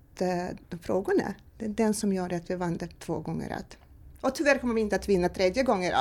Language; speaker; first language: Swedish; non-native, fluent; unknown